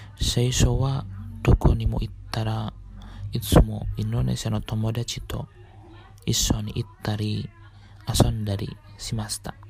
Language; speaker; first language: Japanese; non-native, fluent; Indonesian